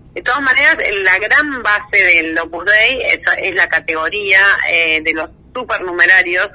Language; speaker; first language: Spanish; native; Spanish